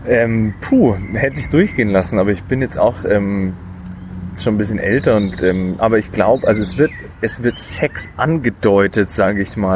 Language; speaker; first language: German; native; German